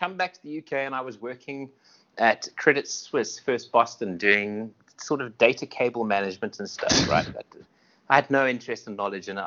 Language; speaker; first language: English; native; English